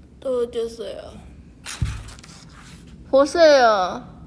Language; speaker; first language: Korean; non-native, fluent; Chinese